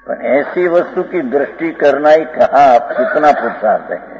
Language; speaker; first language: Hindi; non-native, local second language; Gujarati